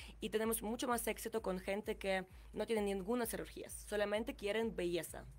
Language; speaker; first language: Spanish; non-native, learner; Ukrainian